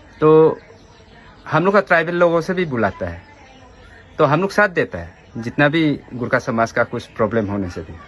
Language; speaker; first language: Hindi; non-native, local second language; Nepali